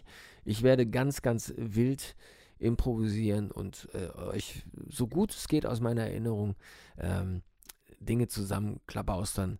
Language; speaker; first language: German; native; German